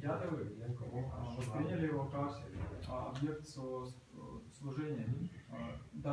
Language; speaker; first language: Russian; native; Russian